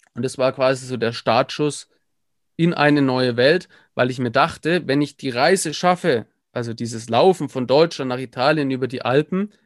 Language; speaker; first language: German; native; German